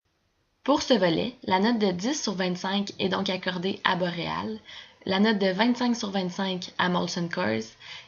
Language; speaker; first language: French; native; French